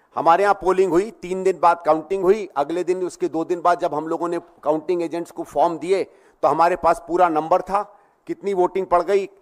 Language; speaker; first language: Hindi; native; Hindi